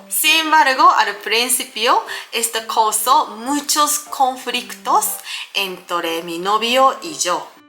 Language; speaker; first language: Spanish; non-native, learner; Japanese